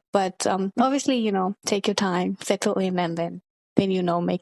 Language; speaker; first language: English; early bilingual, other home language; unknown